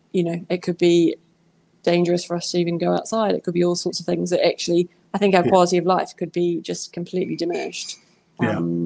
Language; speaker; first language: English; native; English